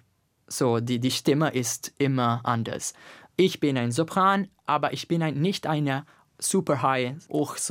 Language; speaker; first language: German; non-native, learner; Italian